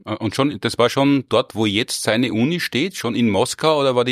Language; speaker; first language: German; native; German